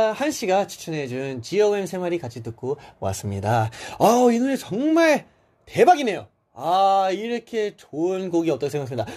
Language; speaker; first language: Korean; early bilingual, heritage; Korean